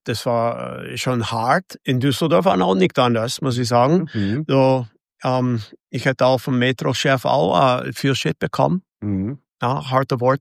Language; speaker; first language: German; non-native, fluent; English